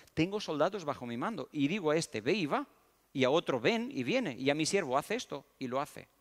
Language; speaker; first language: Spanish; early bilingual, other home language; Romanian